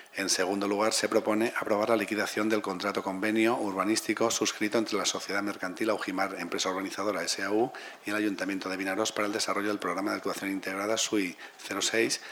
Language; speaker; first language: Spanish; non-native, local second language; Catalan